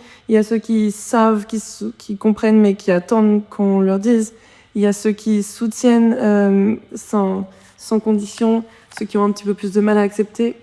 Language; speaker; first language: French; native; French